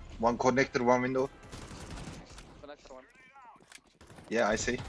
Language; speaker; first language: English; non-native, learner; Turkish